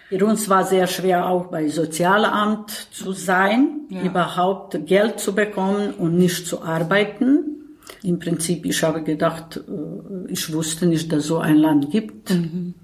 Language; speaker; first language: German; non-native, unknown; Bosnian